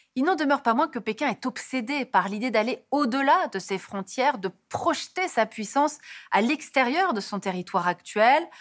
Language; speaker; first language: French; native; French